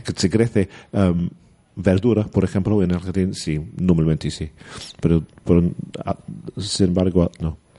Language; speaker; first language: Spanish; non-native, learner; English